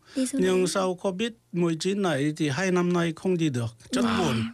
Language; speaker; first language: Vietnamese; non-native, fluent; Korean